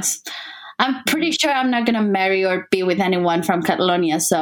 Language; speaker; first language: English; non-native, fluent; Spanish